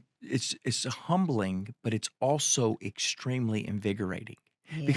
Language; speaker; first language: English; native; English